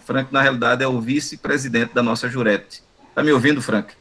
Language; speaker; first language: Portuguese; native; Portuguese